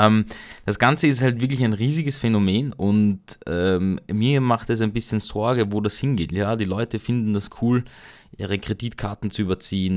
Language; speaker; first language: German; native; German